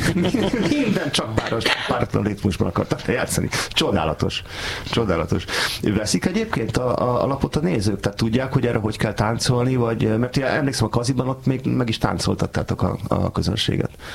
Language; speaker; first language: Hungarian; native; Hungarian